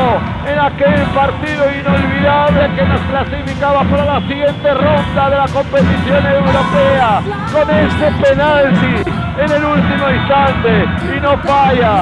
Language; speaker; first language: Spanish; native; Spanish